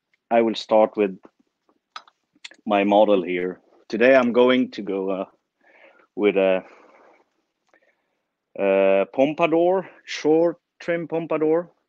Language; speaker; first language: English; non-native, fluent; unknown